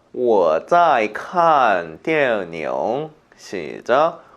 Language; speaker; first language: Chinese; non-native, fluent; Korean